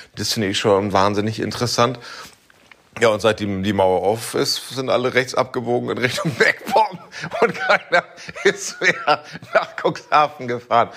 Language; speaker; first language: German; native; German